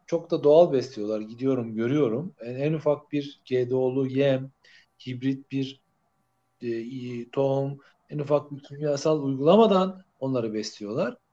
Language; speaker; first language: Turkish; native; Turkish